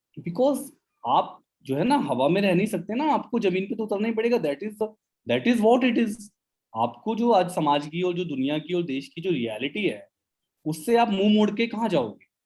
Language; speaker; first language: Hindi; native; Hindi